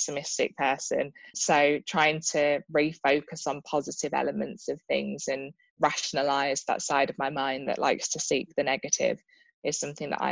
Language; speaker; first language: English; native; English